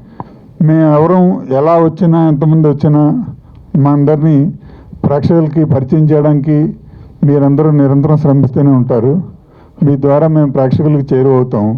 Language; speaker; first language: Telugu; native; Telugu